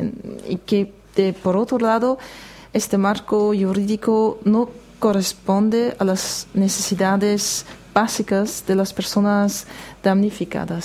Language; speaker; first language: Spanish; non-native, fluent; German